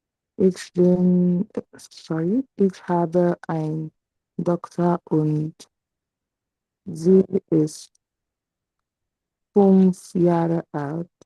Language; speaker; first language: German; non-native, learner; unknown